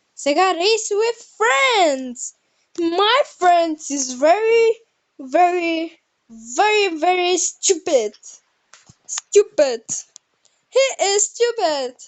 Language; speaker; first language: English; non-native, learner; Bulgarian